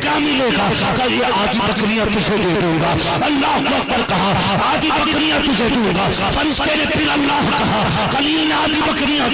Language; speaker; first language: Hindi; native; Hindi